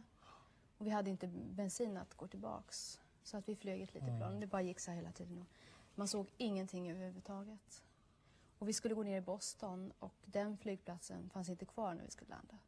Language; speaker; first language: Swedish; native; Swedish